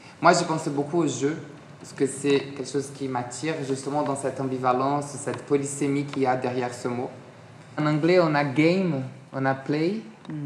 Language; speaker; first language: French; non-native, fluent; Portuguese